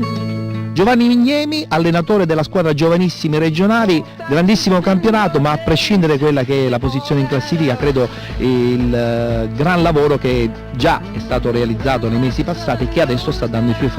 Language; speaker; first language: Italian; native; Italian